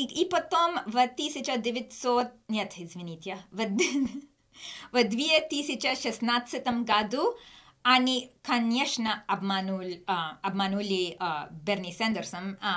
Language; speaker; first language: Russian; non-native, learner; English